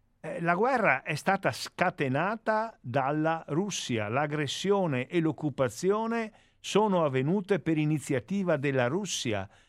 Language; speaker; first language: Italian; native; Italian